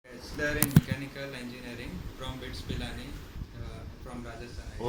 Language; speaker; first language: English; non-native, fluent; Gujarati